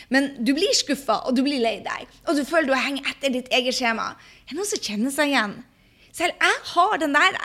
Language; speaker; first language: Norwegian; early bilingual, heritage; Norwegian